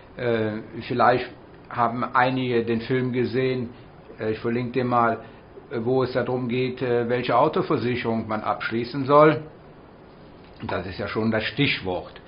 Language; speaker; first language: German; native; German